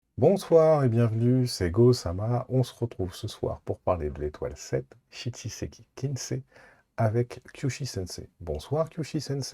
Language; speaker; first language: French; native; French